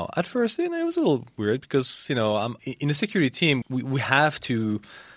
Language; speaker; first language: English; non-native, fluent; French